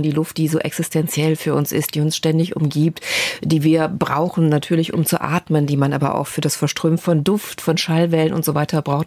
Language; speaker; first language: German; native; German